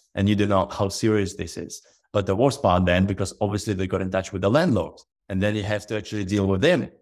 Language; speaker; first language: English; non-native, fluent; Russian